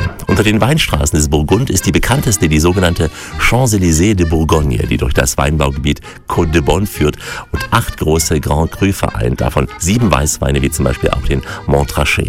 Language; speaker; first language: German; native; German